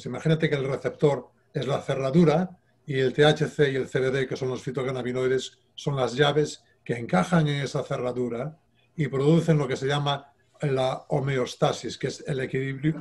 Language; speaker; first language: Spanish; native; Spanish